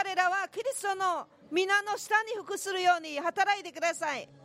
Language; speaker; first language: Japanese; non-native, fluent; Korean